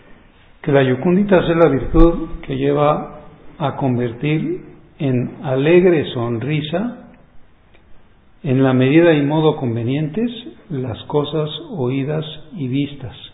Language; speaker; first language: Spanish; native; Spanish